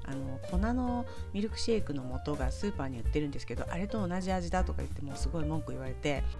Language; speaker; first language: Japanese; native; Japanese